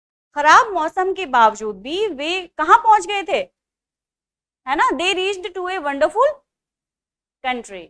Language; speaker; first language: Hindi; native; Hindi